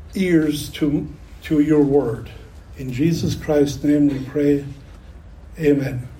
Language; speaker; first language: English; native; English